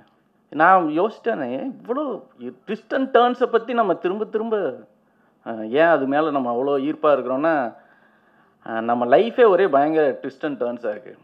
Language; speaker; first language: Tamil; native; Tamil